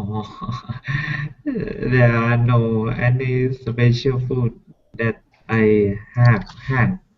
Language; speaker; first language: English; non-native, learner; Thai